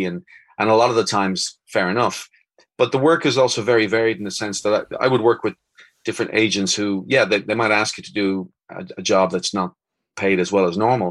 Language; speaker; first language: English; native; English